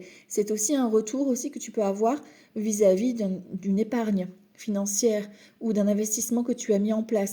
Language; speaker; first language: French; native; French